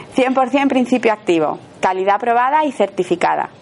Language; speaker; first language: Spanish; native; Spanish